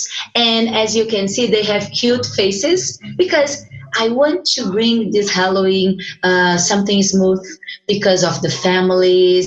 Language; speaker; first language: English; non-native, fluent; Portuguese